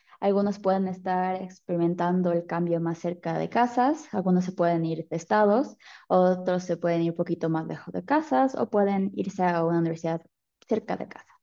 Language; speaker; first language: Spanish; early bilingual, heritage; Spanish